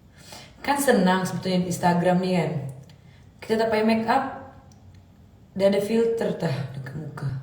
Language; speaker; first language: Malay; native; Malay